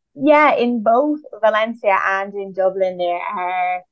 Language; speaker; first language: English; native; English